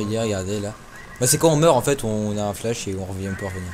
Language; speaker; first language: French; native; French